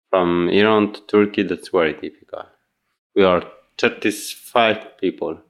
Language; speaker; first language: English; non-native, learner; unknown